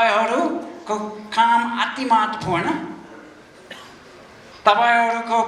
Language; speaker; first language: Nepali; non-native, fluent; English